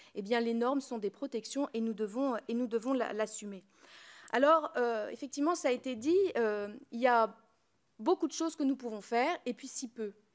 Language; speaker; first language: French; native; French